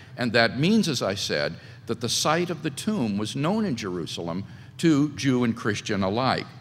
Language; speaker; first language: English; native; English